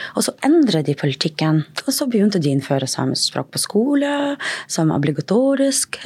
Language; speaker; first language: Norwegian; non-native, fluent; Russian